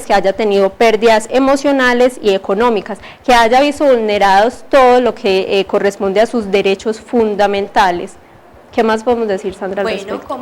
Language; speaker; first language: Spanish; native; Spanish